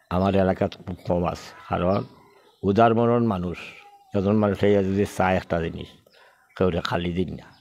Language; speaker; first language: Bangla; native; Bangla